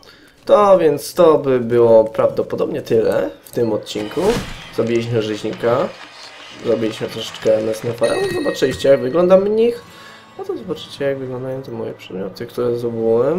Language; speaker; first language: Polish; native; Polish